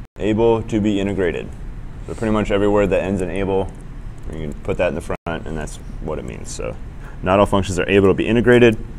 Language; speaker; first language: English; native; English